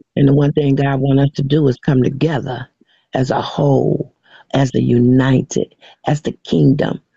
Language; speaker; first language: English; native; English